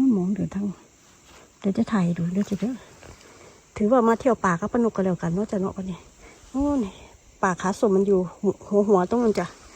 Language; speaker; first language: Thai; native; Thai